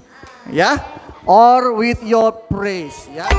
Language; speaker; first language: English; non-native, fluent; Indonesian